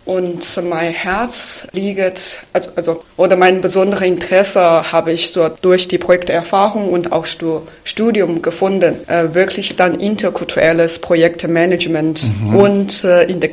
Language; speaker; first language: German; non-native, fluent; Chinese